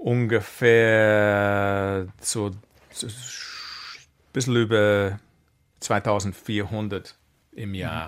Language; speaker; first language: German; non-native, fluent; English